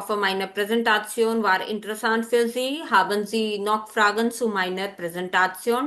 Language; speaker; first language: German; non-native, fluent; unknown